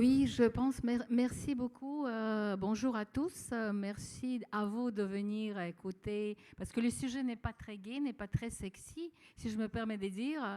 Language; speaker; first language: French; non-native, fluent; Russian